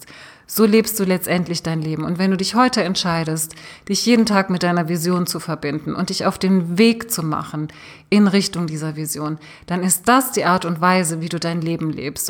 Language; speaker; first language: German; native; German